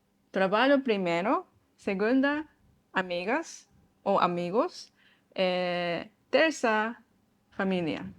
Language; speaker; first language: Portuguese; non-native, learner; Japanese